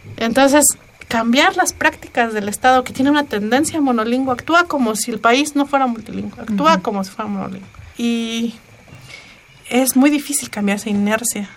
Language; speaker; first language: Spanish; non-native, local second language; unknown